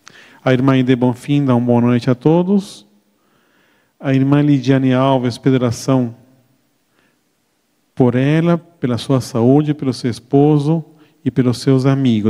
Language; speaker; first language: Portuguese; native; Portuguese